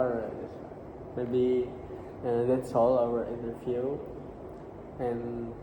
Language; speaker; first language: English; non-native, learner; Indonesian